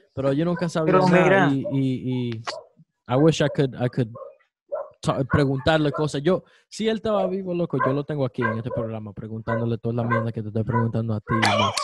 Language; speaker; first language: Spanish; early bilingual, heritage; Spanish